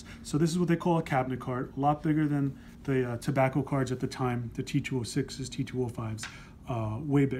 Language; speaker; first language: English; native; English